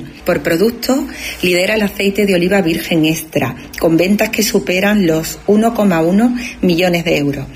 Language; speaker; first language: Spanish; native; Spanish